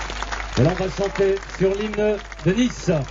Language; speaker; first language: French; native; French